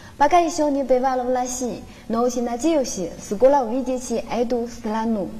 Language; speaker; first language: Russian; non-native, fluent; Chinese